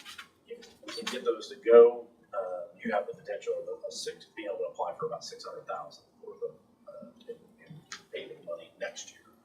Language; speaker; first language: English; native; English